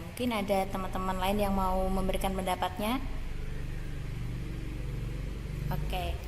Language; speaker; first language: Indonesian; native; Indonesian